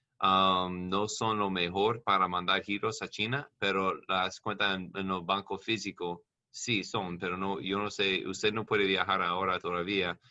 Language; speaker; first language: Spanish; non-native, learner; English